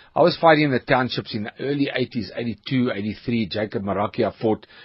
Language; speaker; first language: English; native; English